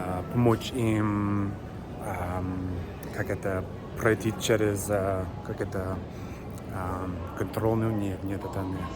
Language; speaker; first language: Russian; non-native, learner; English